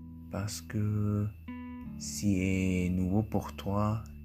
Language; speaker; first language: French; non-native, learner; German